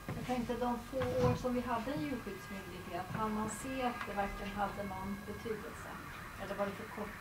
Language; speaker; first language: Swedish; native; Swedish